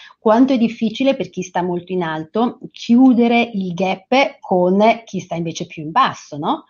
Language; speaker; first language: Italian; native; Italian